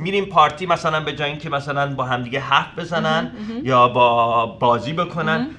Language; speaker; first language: Persian; early bilingual, heritage; Persian